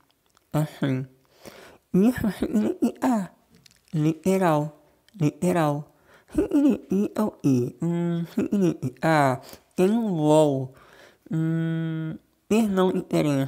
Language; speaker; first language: Portuguese; non-native, local second language; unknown